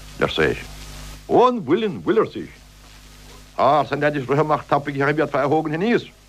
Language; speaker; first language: Irish; native; Irish